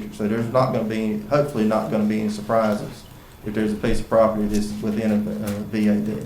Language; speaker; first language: English; native; English